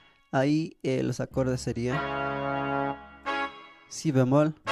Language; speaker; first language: Spanish; native; Spanish